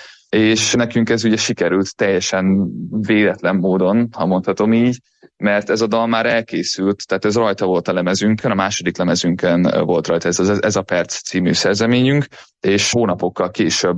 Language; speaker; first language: Hungarian; native; Hungarian